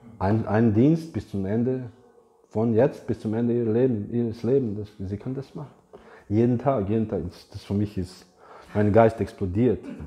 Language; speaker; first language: German; non-native, fluent; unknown